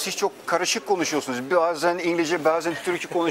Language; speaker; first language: Turkish; non-native, fluent; Dutch